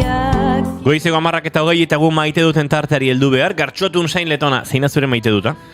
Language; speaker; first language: Basque; native; Basque